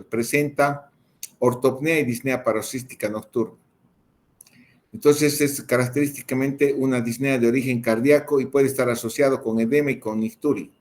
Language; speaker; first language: Spanish; native; Spanish